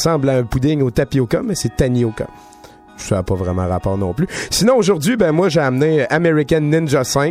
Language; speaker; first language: French; native; French